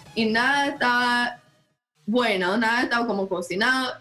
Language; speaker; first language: Spanish; non-native, learner; English